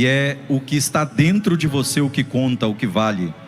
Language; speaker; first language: Portuguese; native; Portuguese